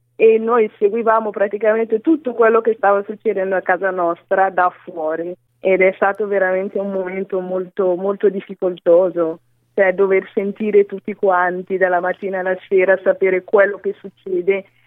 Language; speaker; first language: Italian; non-native, fluent; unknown